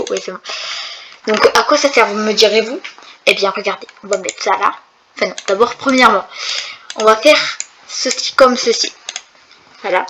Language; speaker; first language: French; native; French